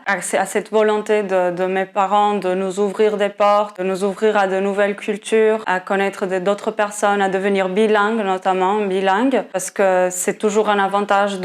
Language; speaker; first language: French; non-native, fluent; Portuguese